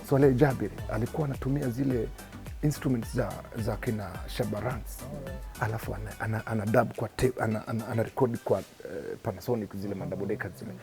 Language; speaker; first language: Swahili; native; Swahili